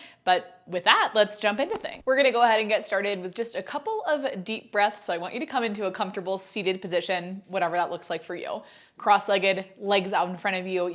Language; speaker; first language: English; native; English